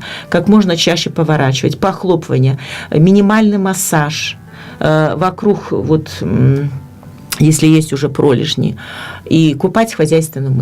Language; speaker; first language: Russian; native; Russian